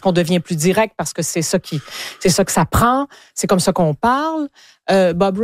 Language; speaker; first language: French; native; French